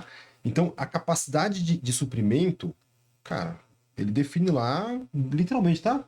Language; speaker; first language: Portuguese; native; Portuguese